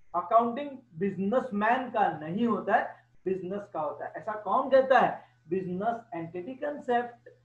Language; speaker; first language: Hindi; non-native, local second language; Gujarati